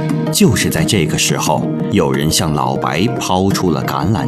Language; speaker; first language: Chinese; native; Chinese